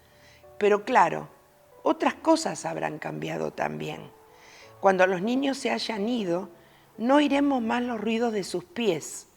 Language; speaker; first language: Spanish; native; Spanish